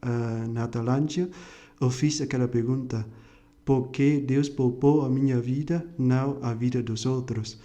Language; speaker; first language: Portuguese; non-native, fluent; Vietnamese